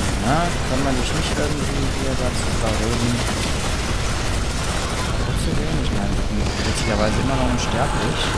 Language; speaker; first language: German; native; German